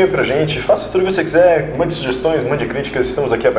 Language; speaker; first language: Portuguese; native; Portuguese